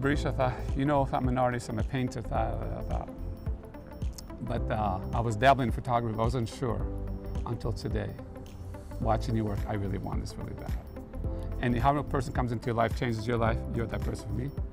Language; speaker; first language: English; non-native, fluent; Albanian